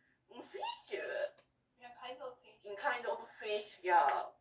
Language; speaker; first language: English; non-native, learner; Japanese